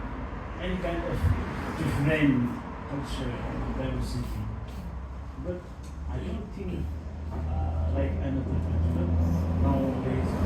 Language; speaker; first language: English; non-native, learner; Nepali